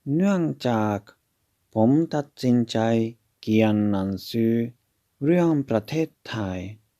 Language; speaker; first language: Thai; non-native, fluent; Hungarian